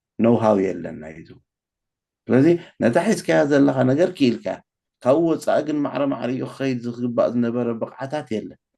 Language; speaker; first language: Tigrinya; native; Tigrinya